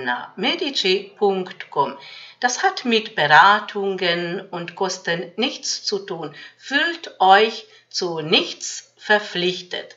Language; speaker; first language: German; non-native, fluent; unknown